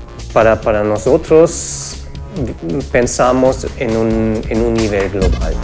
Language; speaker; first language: Spanish; non-native, fluent; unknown